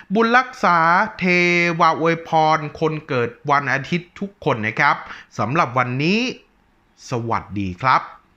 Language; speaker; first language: Thai; native; Thai